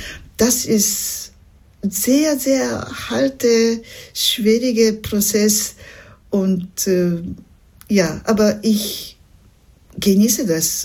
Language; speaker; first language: German; non-native, fluent; Japanese